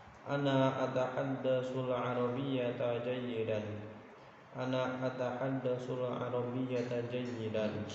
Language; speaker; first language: Arabic; non-native, learner; Indonesian